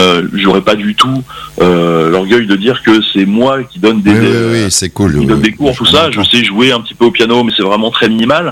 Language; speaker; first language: French; native; French